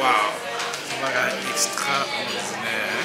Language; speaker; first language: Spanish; non-native, learner; Haitian Creole